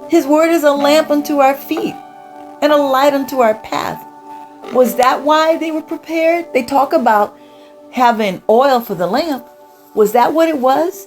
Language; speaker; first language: English; native; English